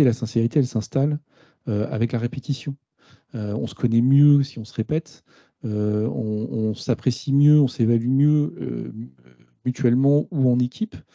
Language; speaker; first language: French; native; French